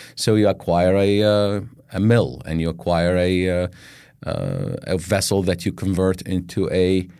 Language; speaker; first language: English; non-native, fluent; Arabic